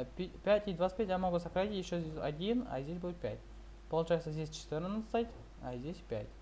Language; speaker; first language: Russian; non-native, local second language; Kazakh